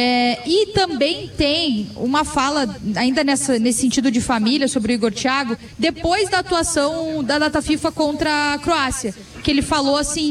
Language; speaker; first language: Portuguese; native; Portuguese